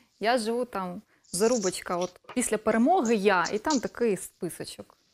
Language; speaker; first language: Ukrainian; native; Ukrainian